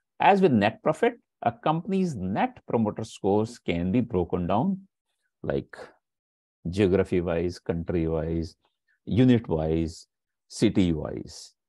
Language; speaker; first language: English; non-native, local second language; Hindi